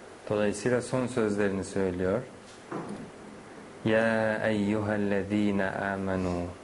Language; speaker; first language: Turkish; native; Turkish